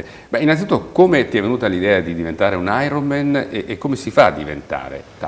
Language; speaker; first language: Italian; native; Italian